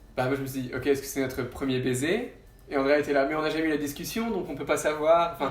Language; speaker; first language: French; native; French